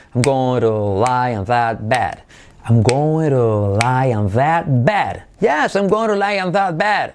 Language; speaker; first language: English; non-native, fluent; Spanish